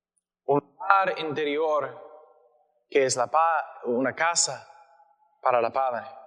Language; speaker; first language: Spanish; non-native, learner; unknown